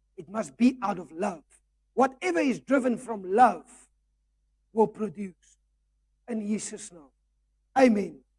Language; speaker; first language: English; non-native, local second language; Afrikaans